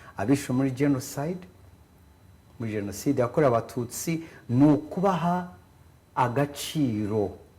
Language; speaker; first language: Kinyarwanda; native; Kinyarwanda